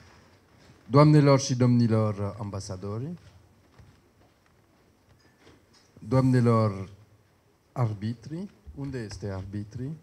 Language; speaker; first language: Romanian; non-native, learner; French